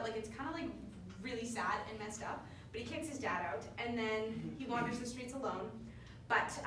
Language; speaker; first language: English; native; English